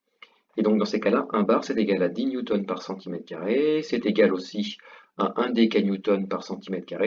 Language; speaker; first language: French; native; French